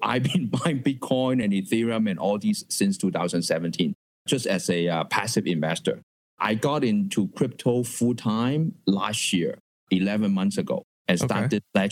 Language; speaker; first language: English; non-native, local second language; Cantonese